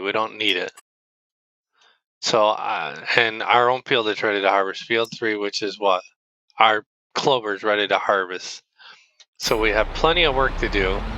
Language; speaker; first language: English; native; English